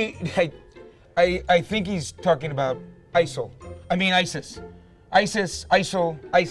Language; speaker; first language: English; native; English